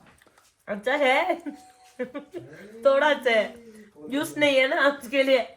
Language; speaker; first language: Hindi; non-native, learner; Malayalam